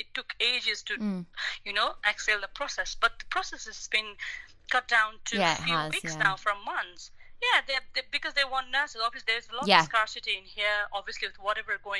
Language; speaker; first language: English; non-native, local second language; Nepali